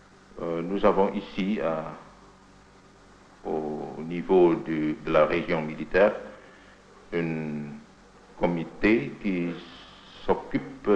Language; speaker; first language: French; non-native, fluent; Indonesian